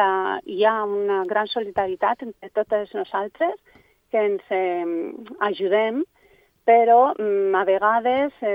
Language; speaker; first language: Catalan; non-native, local second language; Spanish